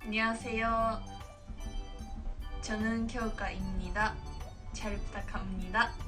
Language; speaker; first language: Korean; non-native, learner; Japanese